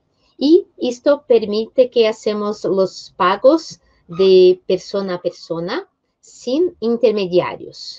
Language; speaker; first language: Spanish; non-native, fluent; Portuguese